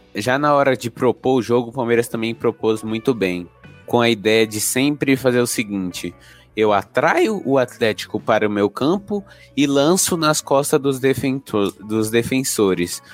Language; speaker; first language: Portuguese; native; Portuguese